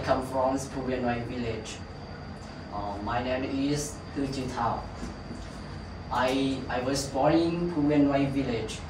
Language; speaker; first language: English; non-native, learner; Hmong